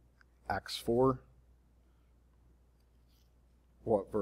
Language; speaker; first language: English; native; English